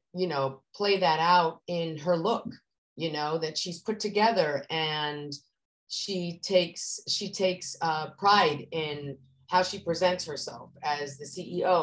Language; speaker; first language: English; native; English